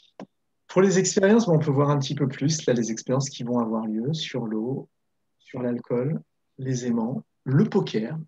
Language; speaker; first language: French; native; French